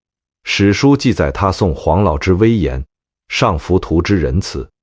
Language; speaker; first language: Chinese; native; Chinese